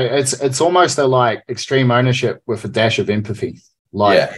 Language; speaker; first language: English; native; English